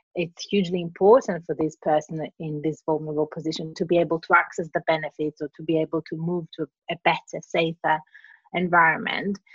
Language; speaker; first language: English; non-native, fluent; Greek